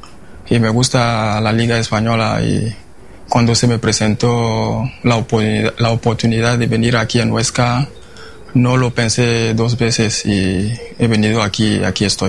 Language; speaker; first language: Spanish; non-native, fluent; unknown